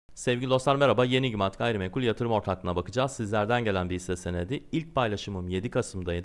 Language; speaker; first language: Turkish; native; Turkish